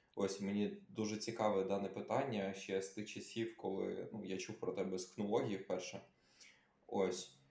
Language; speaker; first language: Ukrainian; native; Ukrainian